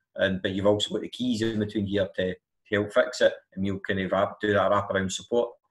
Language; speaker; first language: English; native; English